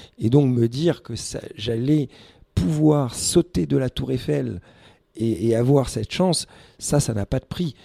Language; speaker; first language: French; early bilingual, other home language; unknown